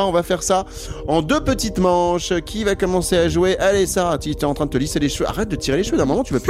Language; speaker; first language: French; native; French